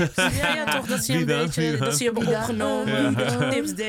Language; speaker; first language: Dutch; native; Dutch